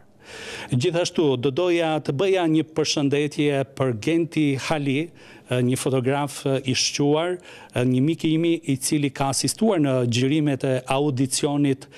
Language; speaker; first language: Albanian; native; Albanian